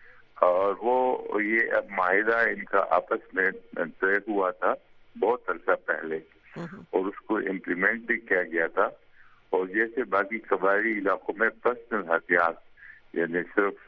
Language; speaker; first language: Urdu; native; Urdu